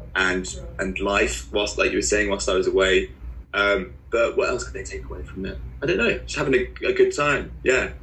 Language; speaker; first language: English; native; English